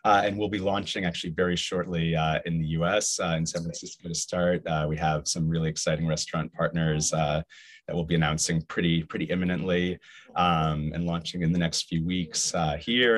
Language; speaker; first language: English; native; English